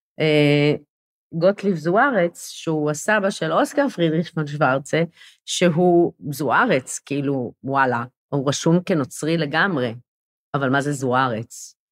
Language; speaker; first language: Hebrew; native; Hebrew